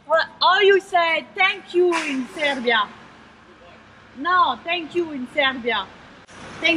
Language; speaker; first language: English; non-native, learner; French